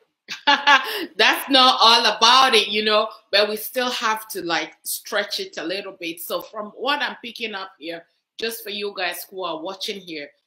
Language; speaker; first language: English; non-native, local second language; Igbo